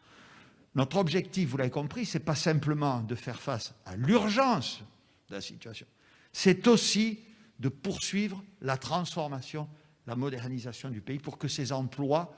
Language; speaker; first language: French; native; French